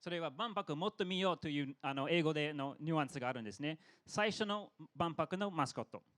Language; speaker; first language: Japanese; non-native, fluent; English